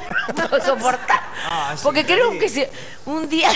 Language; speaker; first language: Spanish; native; Spanish